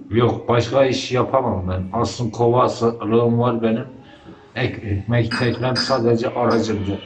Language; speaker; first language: Turkish; native; Turkish